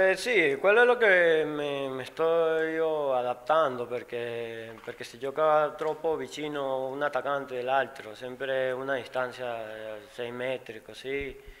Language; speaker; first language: Italian; non-native, learner; Spanish